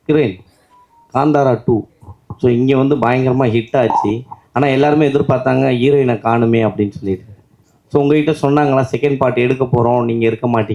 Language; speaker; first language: Tamil; native; Tamil